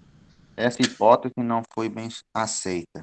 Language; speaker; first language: Portuguese; native; Portuguese